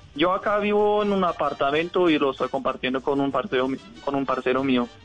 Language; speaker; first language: Spanish; non-native, fluent; German